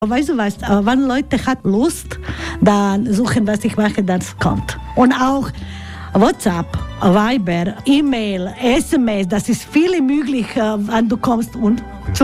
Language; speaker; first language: German; non-native, learner; Croatian